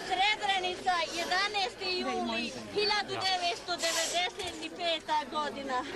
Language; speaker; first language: Bosnian; native; Bosnian